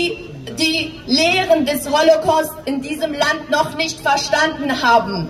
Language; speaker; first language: German; non-native, fluent; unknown